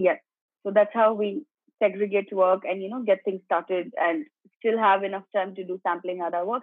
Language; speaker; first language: English; non-native, local second language; Gujarati